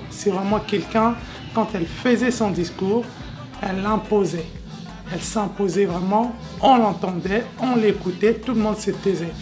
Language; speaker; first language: French; native; French